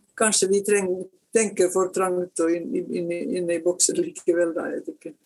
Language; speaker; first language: Norwegian; non-native, fluent; Finnish